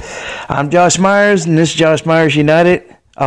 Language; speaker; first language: English; native; English